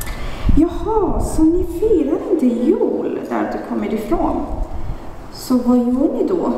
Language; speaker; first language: Swedish; non-native, fluent; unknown